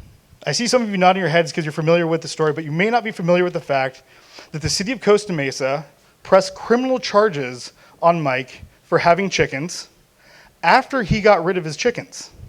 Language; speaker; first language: English; native; English